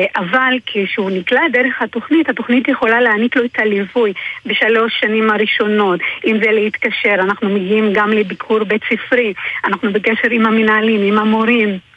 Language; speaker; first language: Hebrew; non-native, local second language; Arabic